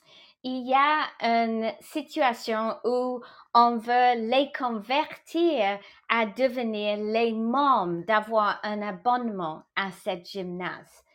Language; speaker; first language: French; non-native, fluent; English